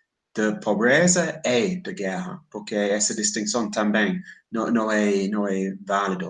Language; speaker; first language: Portuguese; non-native, fluent; English